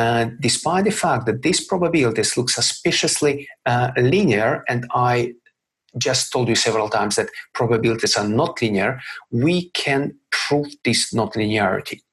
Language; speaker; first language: English; non-native, fluent; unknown